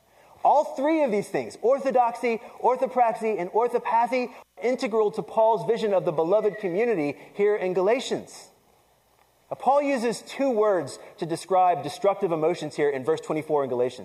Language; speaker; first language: English; native; English